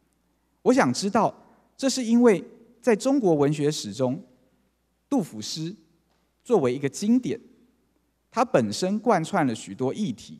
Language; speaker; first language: Chinese; native; Chinese